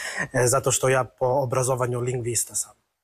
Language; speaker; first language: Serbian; non-native, fluent; Italian